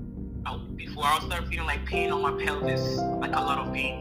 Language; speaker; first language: English; non-native, fluent; Italian